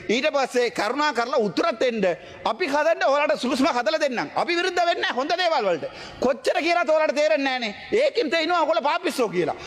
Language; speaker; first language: Sinhala; non-native, local second language; Tamil